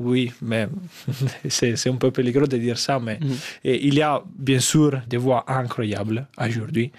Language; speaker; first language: French; non-native, fluent; Italian